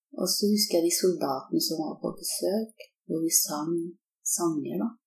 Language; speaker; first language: Norwegian; early bilingual, other home language; Korean